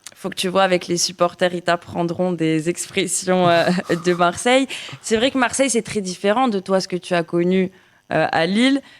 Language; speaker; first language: French; native; French